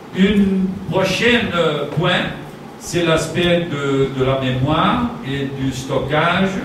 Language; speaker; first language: French; non-native, fluent; Portuguese